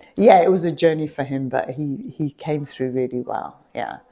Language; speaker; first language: English; native; English